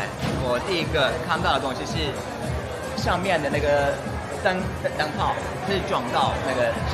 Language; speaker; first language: Chinese; non-native, fluent; Turkish